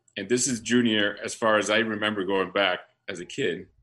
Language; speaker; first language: English; early bilingual, other home language; Spanish